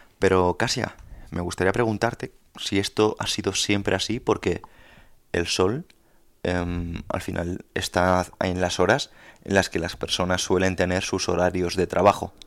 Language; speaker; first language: Spanish; native; Spanish